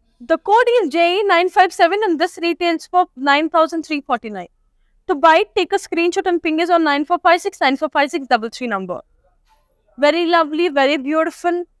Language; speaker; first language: English; non-native, local second language; Telugu